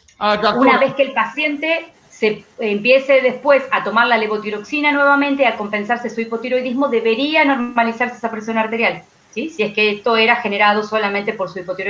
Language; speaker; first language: Spanish; native; Spanish